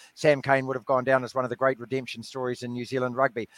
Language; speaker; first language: English; native; English